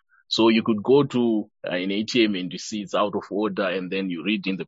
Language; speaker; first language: English; non-native, local second language; Shona